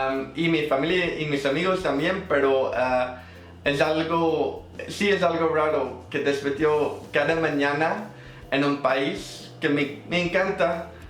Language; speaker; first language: Spanish; non-native, fluent; English